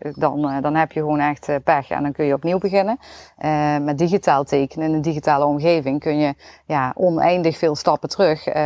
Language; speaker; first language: Dutch; native; Dutch